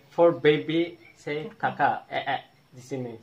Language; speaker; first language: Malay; non-native, learner; Turkish